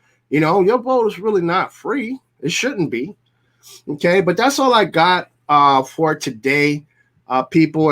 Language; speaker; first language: English; native; English